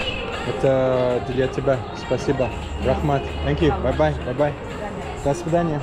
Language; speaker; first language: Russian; non-native, learner; Azerbaijani